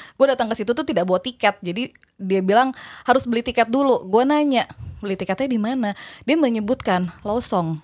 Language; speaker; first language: Indonesian; native; Indonesian